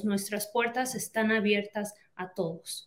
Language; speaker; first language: Spanish; early bilingual, heritage; Spanish